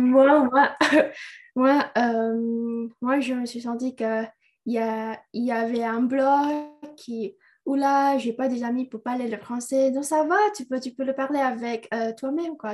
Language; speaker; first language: French; non-native, learner; Indonesian